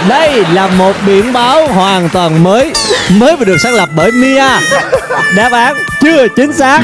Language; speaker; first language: Vietnamese; native; Vietnamese